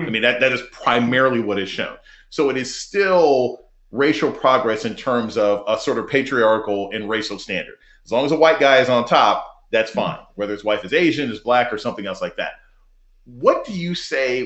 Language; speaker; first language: English; native; English